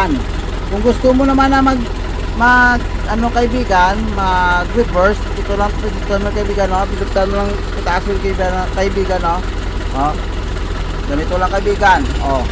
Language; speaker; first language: Filipino; non-native, local second language; Cebuano